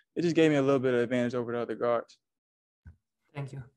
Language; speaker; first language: English; native; English